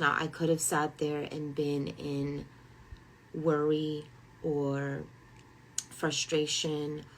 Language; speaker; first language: English; native; English